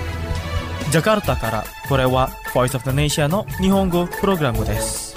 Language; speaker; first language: Japanese; non-native, fluent; Indonesian